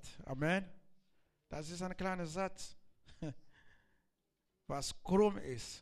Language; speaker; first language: German; non-native, learner; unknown